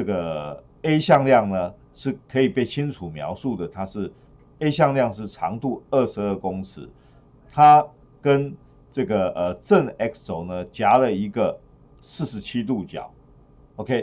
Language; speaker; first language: Chinese; native; Chinese